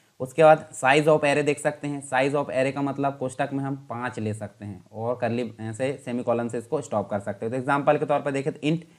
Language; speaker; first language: Hindi; native; Hindi